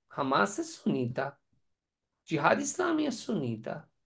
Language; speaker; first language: Portuguese; non-native, learner; Persian